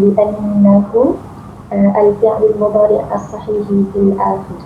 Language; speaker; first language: Arabic; non-native, learner; Malay